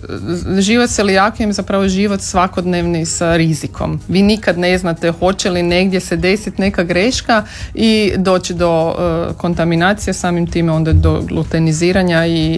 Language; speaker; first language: Serbian; native; Serbian